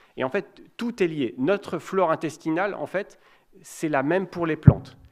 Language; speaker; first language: French; native; French